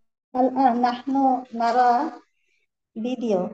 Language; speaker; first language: Arabic; non-native, learner; Bangla